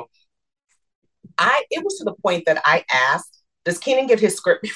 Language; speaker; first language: English; native; English